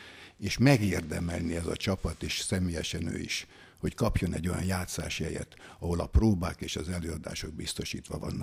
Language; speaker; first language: Hungarian; native; Hungarian